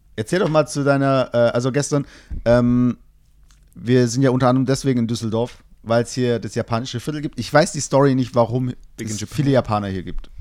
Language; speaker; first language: German; early bilingual, other home language; Turkish